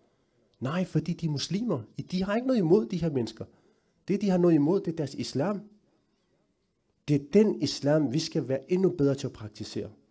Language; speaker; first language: Danish; early bilingual, other home language; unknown